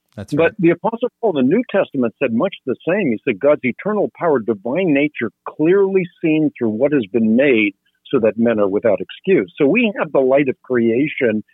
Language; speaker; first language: English; non-native, fluent; Dutch